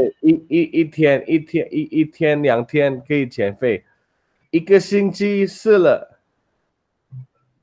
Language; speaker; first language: Chinese; non-native, learner; Indonesian